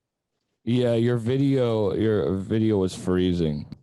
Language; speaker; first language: English; native; English